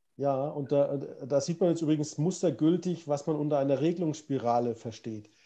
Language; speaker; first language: German; native; German